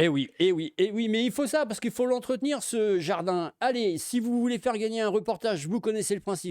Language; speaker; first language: French; native; French